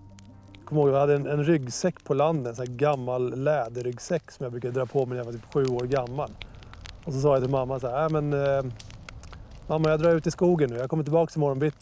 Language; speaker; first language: Swedish; native; Swedish